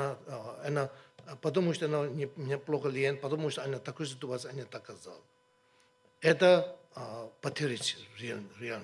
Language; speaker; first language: Russian; non-native, learner; Tibetan